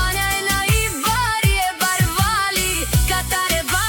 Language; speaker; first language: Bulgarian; non-native, local second language; Romany